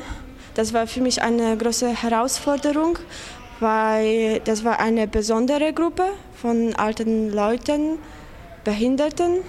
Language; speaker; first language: German; non-native, fluent; Polish